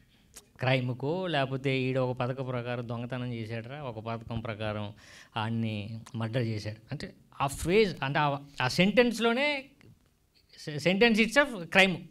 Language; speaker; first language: Telugu; native; Telugu